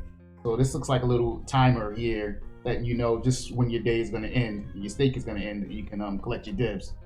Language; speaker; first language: English; native; English